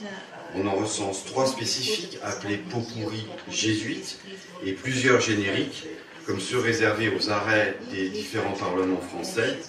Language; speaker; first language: French; native; French